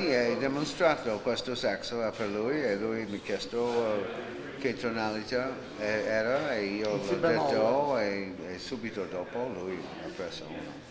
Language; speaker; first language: Italian; non-native, learner; English